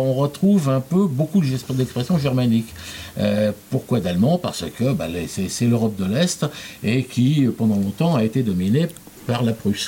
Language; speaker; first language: French; native; French